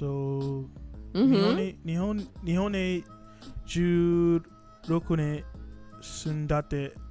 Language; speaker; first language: Japanese; non-native, learner; English